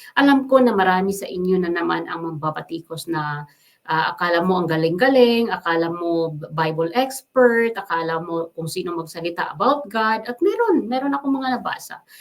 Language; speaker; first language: Filipino; non-native, local second language; Waray